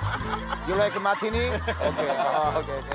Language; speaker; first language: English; non-native, learner; Korean